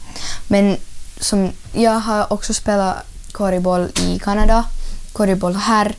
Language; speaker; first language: Swedish; non-native, learner; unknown